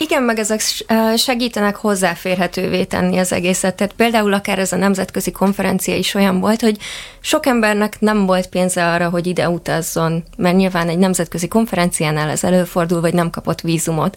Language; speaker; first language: Hungarian; native; Hungarian